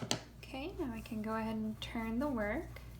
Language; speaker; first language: English; native; English